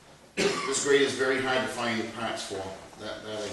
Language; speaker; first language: English; native; English